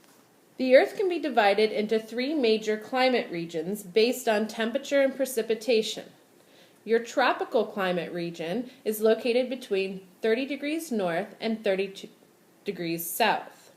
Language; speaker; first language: English; native; English